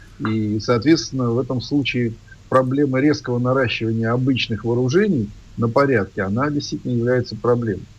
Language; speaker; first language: Russian; native; Russian